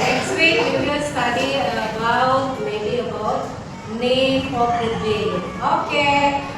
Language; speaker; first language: English; non-native, learner; Indonesian